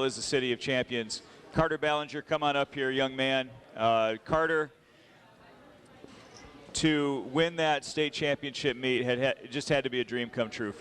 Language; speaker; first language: English; native; English